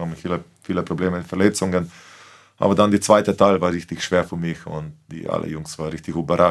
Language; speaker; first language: German; non-native, fluent; Slovenian